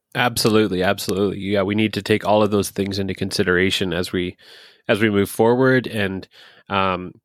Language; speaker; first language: English; native; English